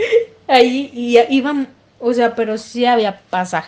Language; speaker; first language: Spanish; native; Spanish